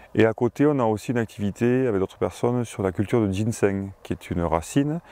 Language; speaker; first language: French; native; French